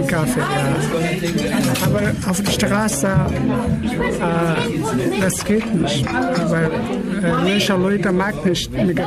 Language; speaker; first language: German; non-native, learner; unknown